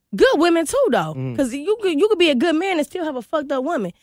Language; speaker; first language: English; native; English